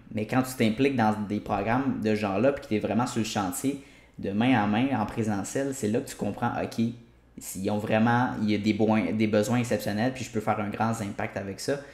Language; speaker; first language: French; native; French